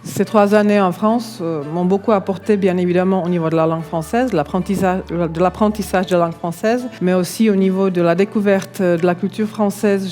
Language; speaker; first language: French; non-native, local second language; Czech